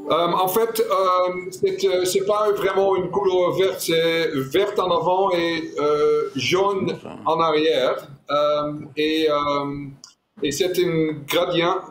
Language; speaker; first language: French; non-native, fluent; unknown